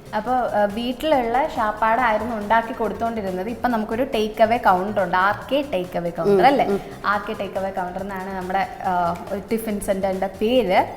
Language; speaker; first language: Malayalam; native; Malayalam